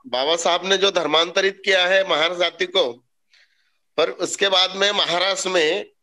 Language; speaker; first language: Hindi; non-native, local second language; Marathi